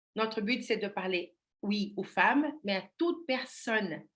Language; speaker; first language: French; non-native, fluent; Portuguese